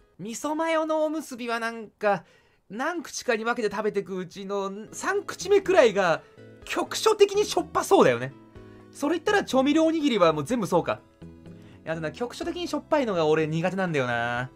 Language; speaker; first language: Japanese; native; Japanese